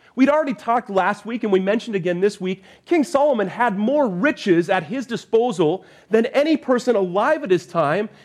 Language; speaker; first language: English; native; English